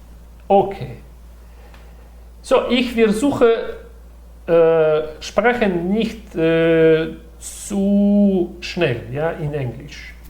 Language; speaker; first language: German; non-native, learner; Russian